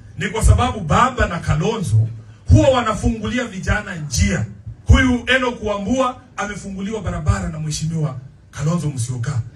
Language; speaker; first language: Swahili; non-native, local second language; Luyia